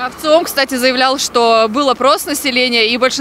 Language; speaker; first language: Russian; native; Russian